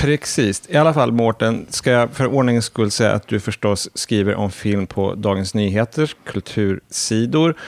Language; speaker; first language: Swedish; native; Swedish